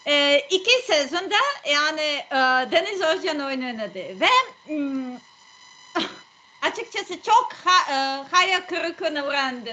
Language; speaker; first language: Turkish; non-native, learner; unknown